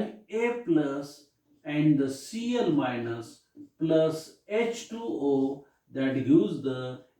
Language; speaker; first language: English; non-native, local second language; Marathi